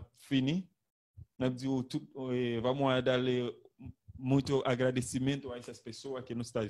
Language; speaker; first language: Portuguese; non-native, learner; Haitian Creole